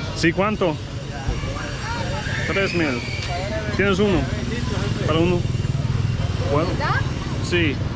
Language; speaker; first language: Spanish; non-native, learner; English